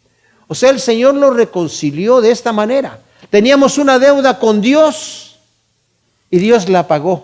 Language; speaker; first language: Spanish; native; Spanish